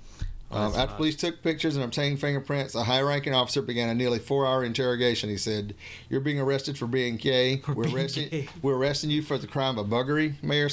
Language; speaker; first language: English; native; English